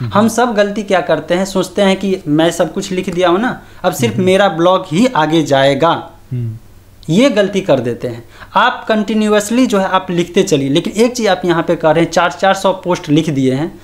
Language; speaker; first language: Hindi; native; Hindi